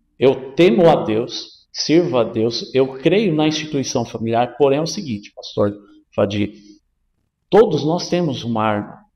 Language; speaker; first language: Portuguese; native; Portuguese